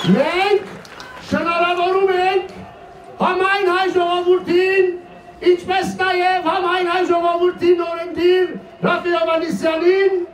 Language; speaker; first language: Armenian; early bilingual, heritage; Armenian